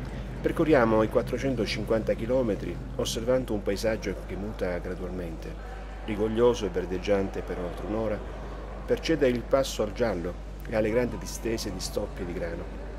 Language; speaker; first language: Italian; native; Italian